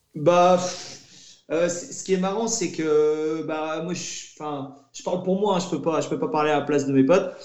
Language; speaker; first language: French; native; French